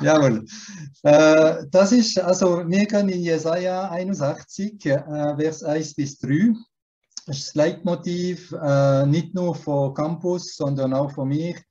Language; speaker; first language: German; early bilingual, heritage; German